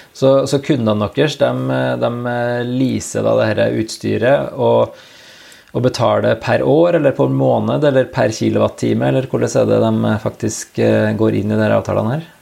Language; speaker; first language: Norwegian; native; Norwegian